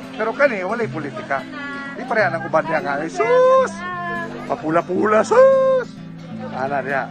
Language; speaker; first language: Cebuano; native; Cebuano